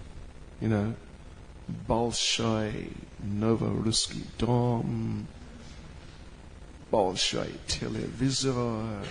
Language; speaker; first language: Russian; non-native, learner; English